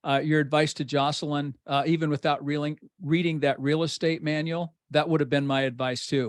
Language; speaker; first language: English; native; English